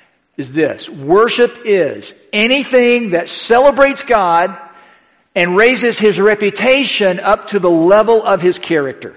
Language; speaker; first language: English; native; English